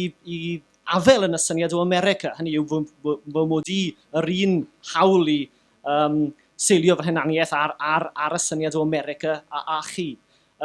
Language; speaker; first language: Welsh; native; Welsh